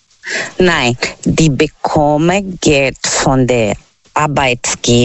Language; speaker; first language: German; non-native, learner; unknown